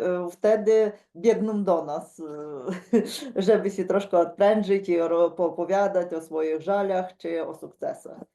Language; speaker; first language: Polish; non-native, fluent; Ukrainian